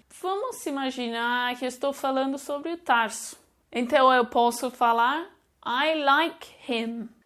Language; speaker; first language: Portuguese; non-native, fluent; English